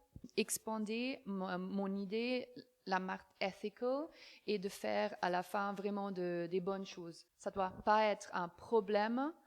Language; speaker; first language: French; non-native, fluent; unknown